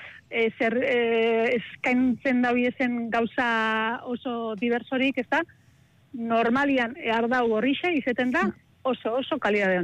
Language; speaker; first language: Basque; native; Basque